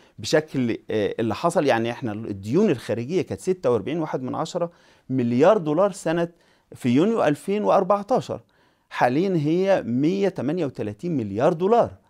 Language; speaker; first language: Arabic; native; Arabic